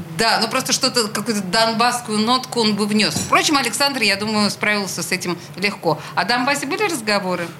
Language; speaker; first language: Russian; native; Russian